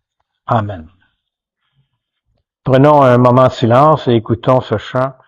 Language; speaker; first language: French; native; French